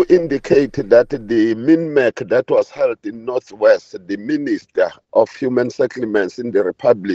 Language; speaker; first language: English; non-native, local second language; Zulu